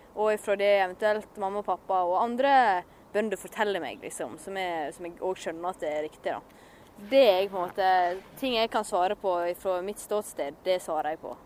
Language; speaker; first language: Norwegian; native; Norwegian